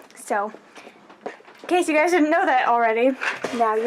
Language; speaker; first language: English; native; English